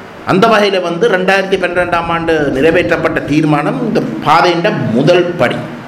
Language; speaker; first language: Tamil; native; Tamil